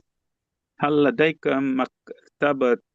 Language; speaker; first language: Arabic; non-native, learner; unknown